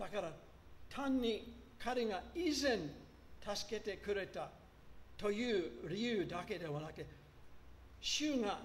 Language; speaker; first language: Japanese; non-native, fluent; English